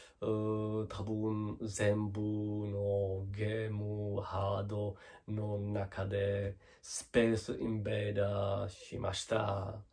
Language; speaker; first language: Japanese; non-native, learner; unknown